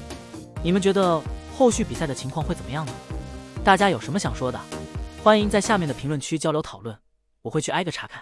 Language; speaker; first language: Chinese; native; Chinese